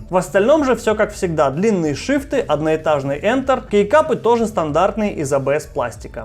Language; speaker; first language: Russian; native; Russian